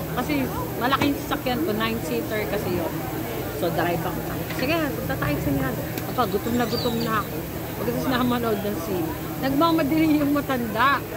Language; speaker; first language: Filipino; native; Filipino